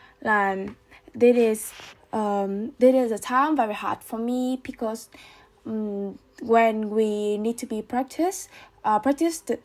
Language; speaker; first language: English; non-native, learner; Vietnamese